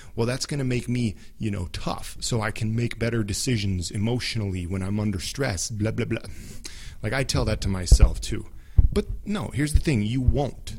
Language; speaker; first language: English; native; English